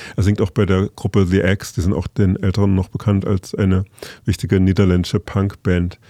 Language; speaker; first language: German; native; German